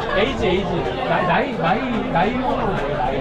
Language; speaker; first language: Japanese; non-native, learner; Korean